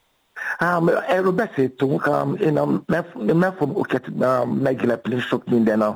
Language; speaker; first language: Hungarian; non-native, fluent; Yoruba